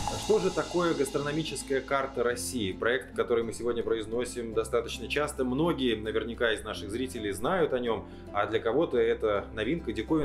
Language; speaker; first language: Russian; native; Russian